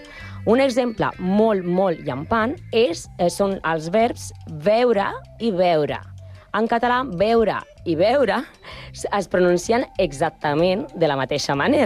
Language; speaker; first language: Catalan; non-native, learner; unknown